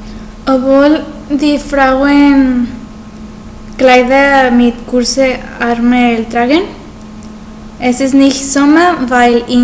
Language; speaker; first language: German; non-native, learner; Spanish